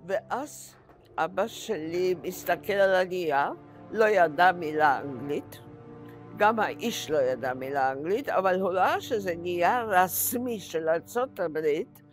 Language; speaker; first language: Hebrew; non-native, fluent; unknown